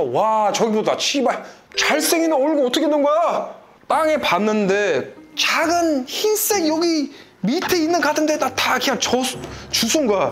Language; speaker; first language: Korean; non-native, fluent; English